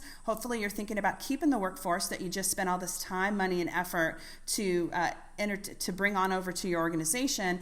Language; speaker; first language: English; native; English